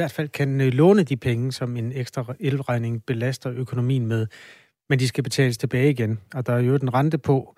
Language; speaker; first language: Danish; native; Danish